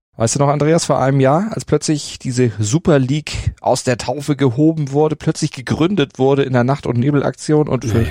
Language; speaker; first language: German; native; German